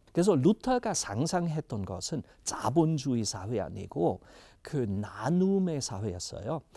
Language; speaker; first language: Korean; non-native, fluent; German